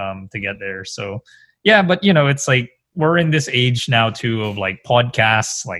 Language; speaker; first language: English; non-native, local second language; Filipino